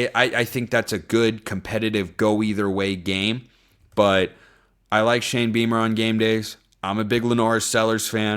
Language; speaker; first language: English; native; English